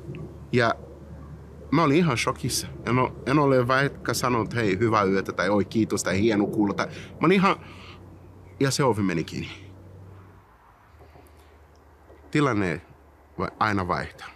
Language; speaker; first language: Finnish; non-native, fluent; Portuguese